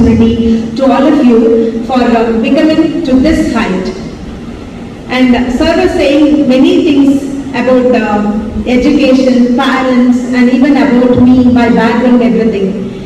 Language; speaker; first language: English; non-native, local second language; Tamil